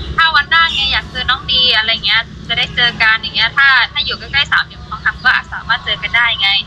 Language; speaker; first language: Thai; non-native, fluent; Burmese